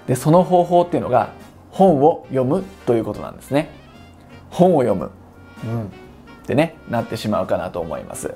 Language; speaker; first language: Japanese; native; Japanese